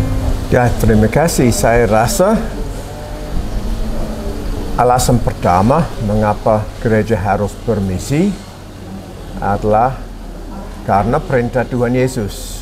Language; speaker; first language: Indonesian; non-native, fluent; English